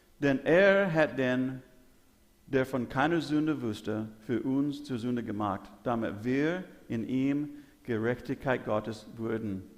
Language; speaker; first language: German; non-native, learner; English